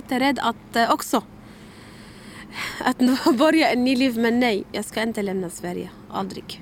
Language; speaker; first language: Swedish; non-native, learner; Arabic